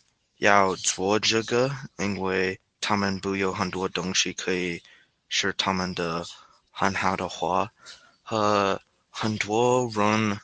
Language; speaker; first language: Chinese; non-native, learner; English